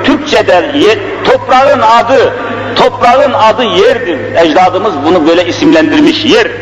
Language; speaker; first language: Turkish; native; Turkish